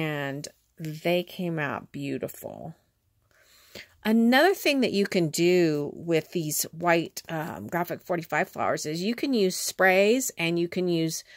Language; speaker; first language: English; native; English